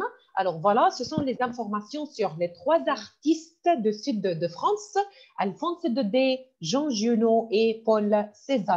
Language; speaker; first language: French; non-native, fluent; Arabic